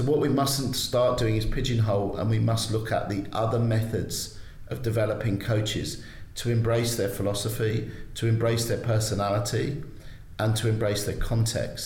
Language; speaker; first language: English; native; English